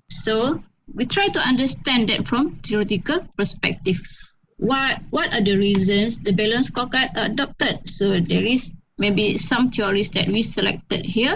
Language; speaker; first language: English; non-native, fluent; Malay